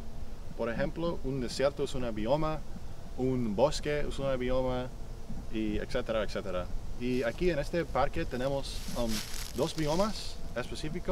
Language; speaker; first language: Spanish; non-native, fluent; English